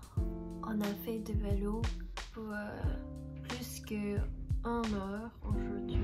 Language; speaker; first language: French; non-native, learner; English